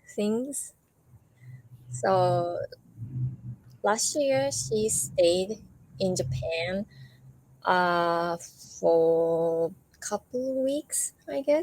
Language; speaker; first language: English; non-native, learner; Japanese